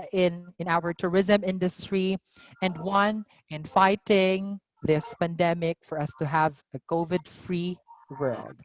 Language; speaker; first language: English; non-native, local second language; Cebuano